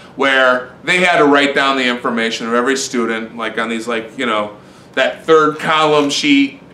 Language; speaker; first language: English; native; English